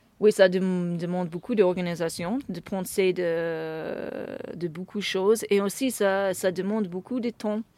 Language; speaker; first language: French; non-native, fluent; English